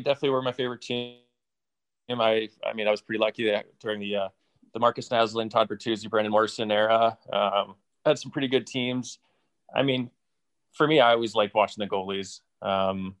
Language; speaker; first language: English; native; English